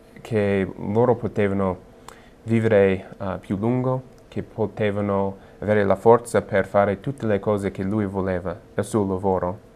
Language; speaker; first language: Italian; non-native, learner; English